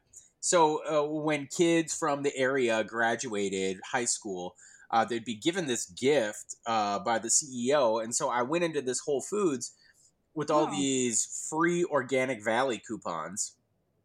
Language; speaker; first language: English; native; English